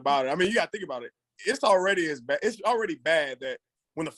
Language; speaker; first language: English; native; English